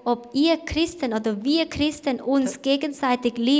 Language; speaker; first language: German; non-native, fluent; Thai